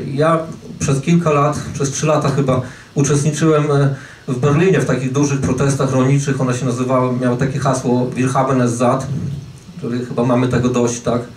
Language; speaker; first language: Polish; native; Polish